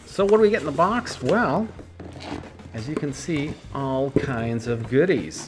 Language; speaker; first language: English; native; English